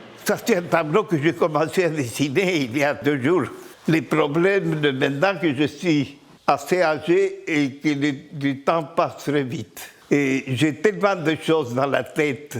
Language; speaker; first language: French; non-native, fluent; Spanish